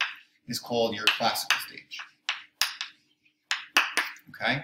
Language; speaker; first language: English; native; English